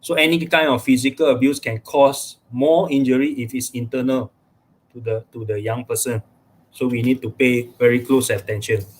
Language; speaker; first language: English; non-native, local second language; Malay